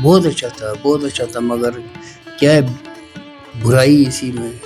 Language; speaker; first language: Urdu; non-native, local second language; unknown